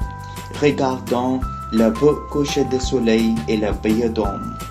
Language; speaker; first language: French; non-native, learner; English